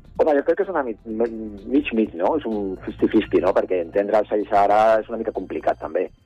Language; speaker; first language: Catalan; non-native, local second language; Spanish